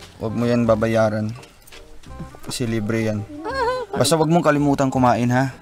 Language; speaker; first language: Filipino; native; Filipino